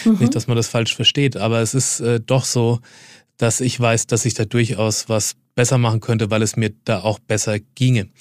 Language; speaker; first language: German; native; German